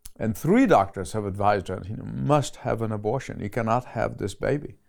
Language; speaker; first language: English; non-native, fluent; Arabic